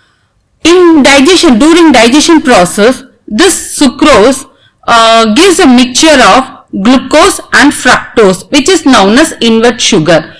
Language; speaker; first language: English; non-native, local second language; Tamil